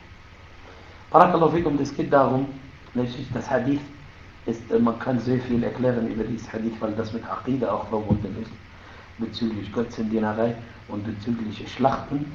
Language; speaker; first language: German; non-native, fluent; Arabic